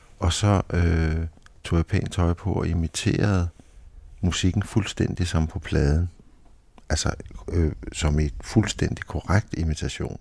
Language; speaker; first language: Danish; native; Danish